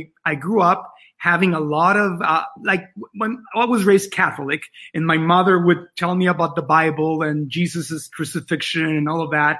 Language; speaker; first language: English; non-native, fluent; Spanish